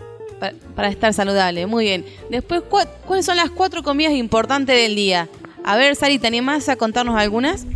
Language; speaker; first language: Spanish; native; Spanish